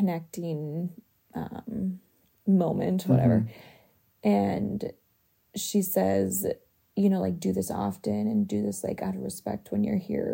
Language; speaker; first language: English; native; English